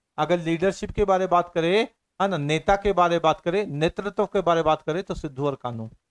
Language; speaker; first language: Hindi; native; Hindi